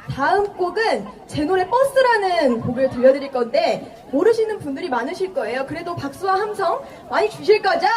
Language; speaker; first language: Korean; native; Korean